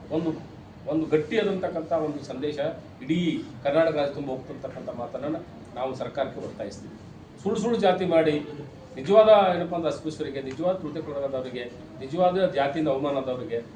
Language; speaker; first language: Kannada; native; Kannada